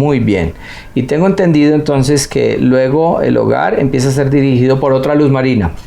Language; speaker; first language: Spanish; native; Spanish